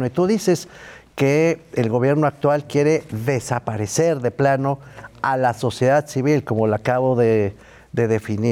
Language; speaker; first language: Spanish; native; Spanish